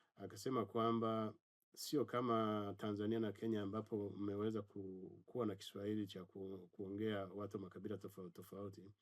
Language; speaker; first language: Swahili; non-native, local second language; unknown